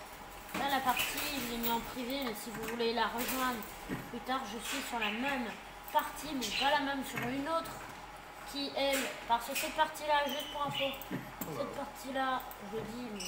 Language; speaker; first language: French; native; French